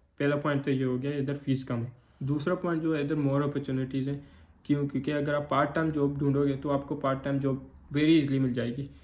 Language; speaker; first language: Urdu; non-native, local second language; Northern Hindko